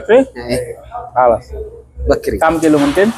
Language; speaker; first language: Arabic; non-native, learner; Bangla